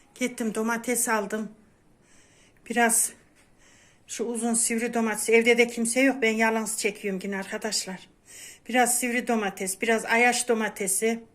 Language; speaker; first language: Turkish; native; Turkish